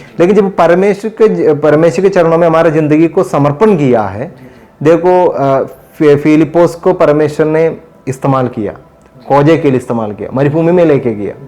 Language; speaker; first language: Hindi; non-native, local second language; Malayalam